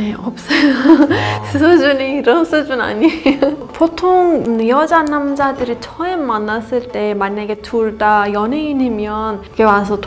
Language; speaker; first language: Korean; non-native, learner; Persian